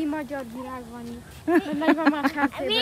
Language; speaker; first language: Hungarian; early bilingual, heritage; Hungarian